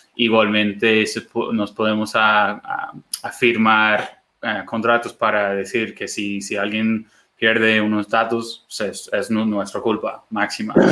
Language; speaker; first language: Spanish; non-native, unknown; English